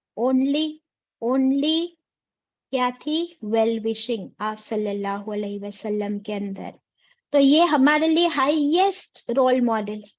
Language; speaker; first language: Urdu; native; Urdu